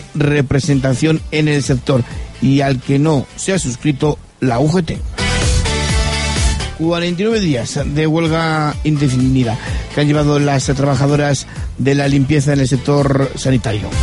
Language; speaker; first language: Spanish; native; Spanish